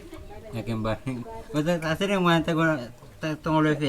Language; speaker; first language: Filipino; non-native, local second language; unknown